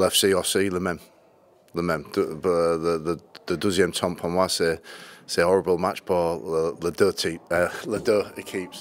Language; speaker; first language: French; non-native, learner; English